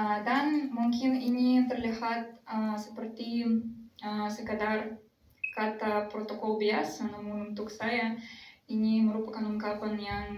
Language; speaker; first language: Indonesian; non-native, fluent; Russian